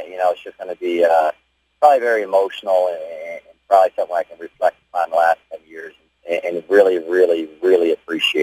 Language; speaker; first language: English; native; English